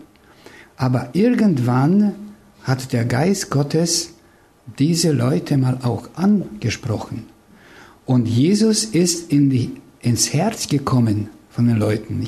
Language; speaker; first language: German; non-native, fluent; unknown